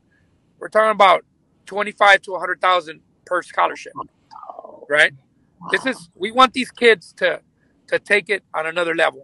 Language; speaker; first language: English; early bilingual, other home language; Spanish